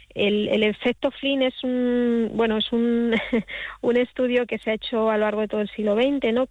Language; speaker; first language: Spanish; native; Spanish